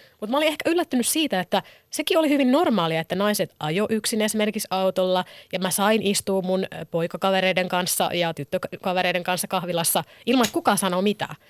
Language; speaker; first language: Finnish; early bilingual, other home language; Kurdish